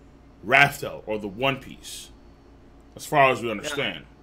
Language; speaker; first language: English; native; English